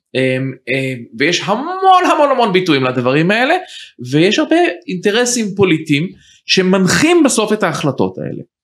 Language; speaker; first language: Hebrew; early bilingual, heritage; Hebrew